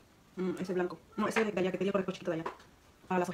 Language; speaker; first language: Spanish; native; Spanish